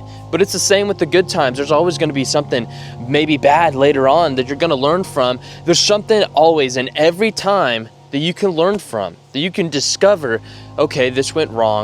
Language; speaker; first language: English; native; English